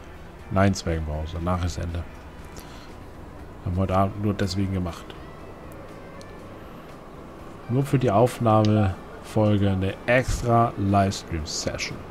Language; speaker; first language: German; native; German